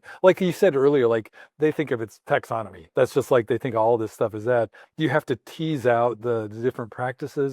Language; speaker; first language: English; native; English